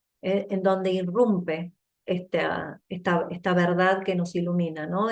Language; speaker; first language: Spanish; native; Spanish